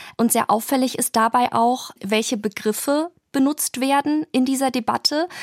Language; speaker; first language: German; early bilingual, other home language; Polish